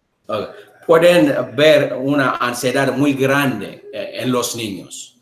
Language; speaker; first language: Spanish; non-native, learner; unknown